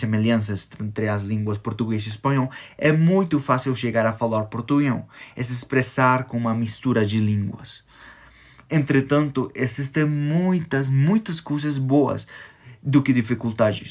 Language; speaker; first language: Portuguese; non-native, fluent; Spanish